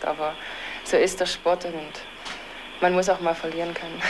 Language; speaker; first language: German; native; German